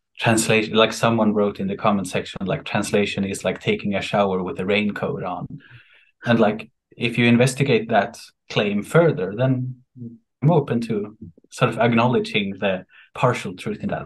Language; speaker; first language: English; non-native, fluent; Swedish